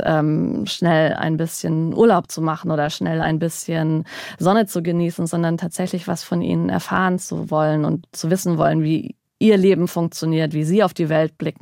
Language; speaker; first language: German; native; German